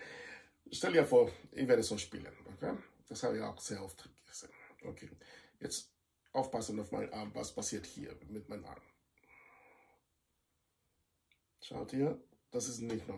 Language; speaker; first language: German; non-native, fluent; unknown